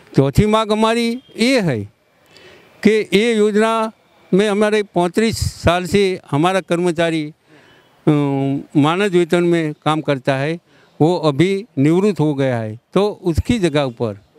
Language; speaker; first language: Hindi; non-native, local second language; Gujarati